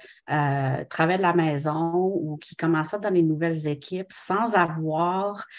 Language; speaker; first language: French; non-native, local second language; English